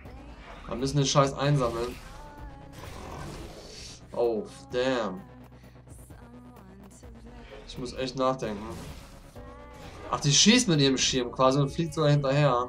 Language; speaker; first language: German; native; German